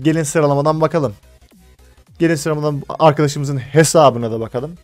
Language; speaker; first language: Turkish; native; Turkish